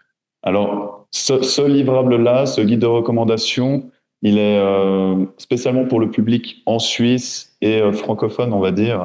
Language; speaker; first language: French; native; French